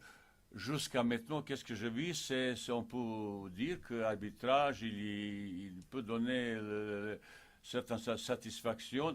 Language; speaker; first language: French; non-native, fluent; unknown